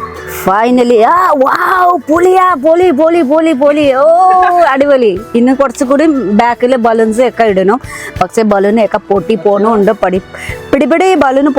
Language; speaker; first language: Malayalam; non-native, learner; Nepali